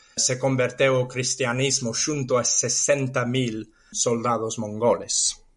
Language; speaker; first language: Galician; non-native, fluent; English